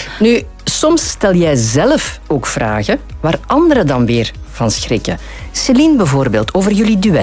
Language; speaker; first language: Dutch; native; Dutch